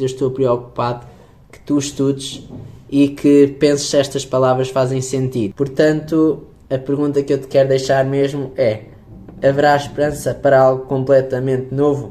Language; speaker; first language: Portuguese; native; Portuguese